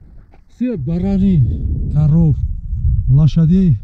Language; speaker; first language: Russian; non-native, fluent; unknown